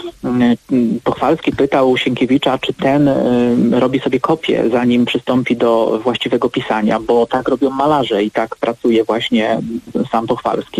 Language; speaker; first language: Polish; native; Polish